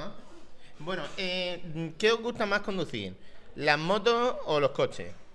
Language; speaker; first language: Spanish; native; Spanish